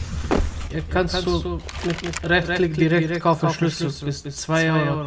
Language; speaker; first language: German; non-native, learner; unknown